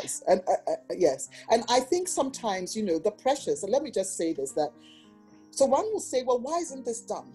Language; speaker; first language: English; non-native, local second language; Akan